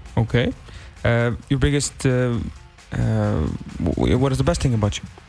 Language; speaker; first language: English; non-native, fluent; Icelandic